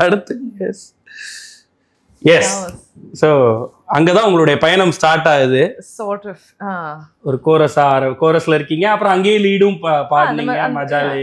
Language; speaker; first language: Tamil; native; Tamil